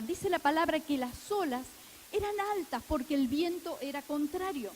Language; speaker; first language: Spanish; native; Spanish